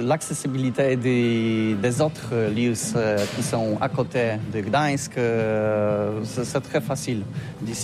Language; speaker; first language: French; non-native, learner; Polish